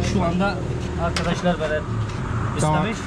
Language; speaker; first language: Turkish; non-native, learner; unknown